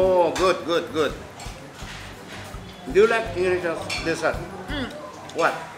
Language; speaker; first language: English; non-native, learner; Indonesian